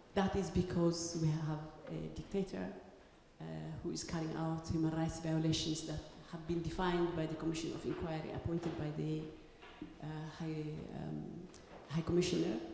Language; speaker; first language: English; non-native, fluent; Tigrinya